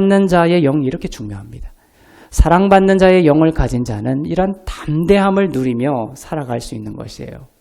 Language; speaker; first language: Korean; native; Korean